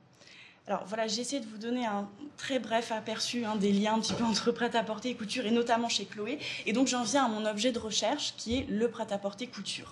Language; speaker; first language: French; native; French